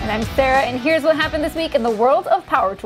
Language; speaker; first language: English; native; English